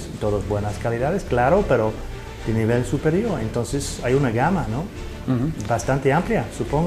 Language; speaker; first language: Spanish; non-native, fluent; English